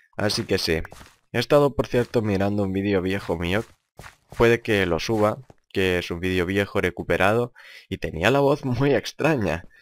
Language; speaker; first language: Spanish; non-native, fluent; Lithuanian